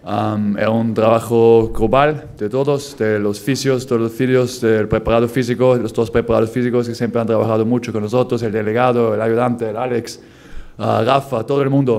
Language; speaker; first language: Spanish; non-native, fluent; German